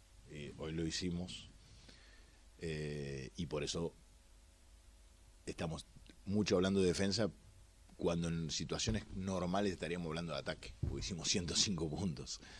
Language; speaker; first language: Spanish; native; Spanish